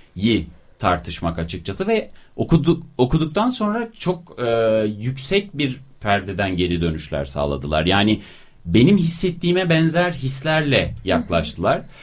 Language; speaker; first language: Turkish; native; Turkish